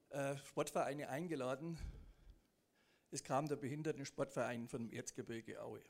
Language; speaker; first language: German; native; German